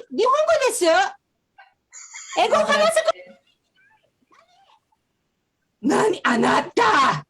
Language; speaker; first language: Japanese; non-native, learner; English